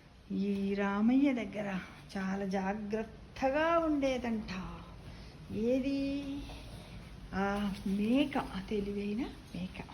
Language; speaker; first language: Telugu; native; Telugu